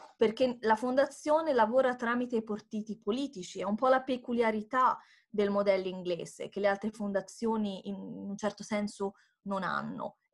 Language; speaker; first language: Italian; native; Italian